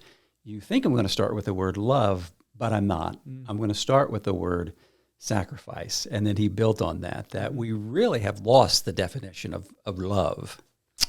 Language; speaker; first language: English; native; English